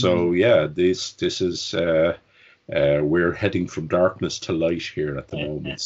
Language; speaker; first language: English; native; English